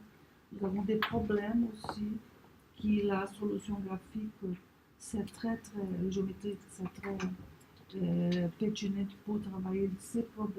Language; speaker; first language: French; non-native, learner; Portuguese